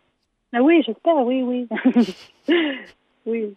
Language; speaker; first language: French; non-native, learner; Spanish